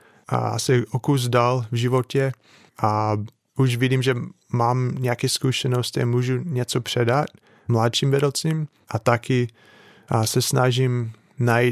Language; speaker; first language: Czech; non-native, fluent; English